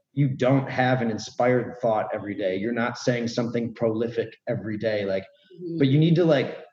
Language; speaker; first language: English; native; English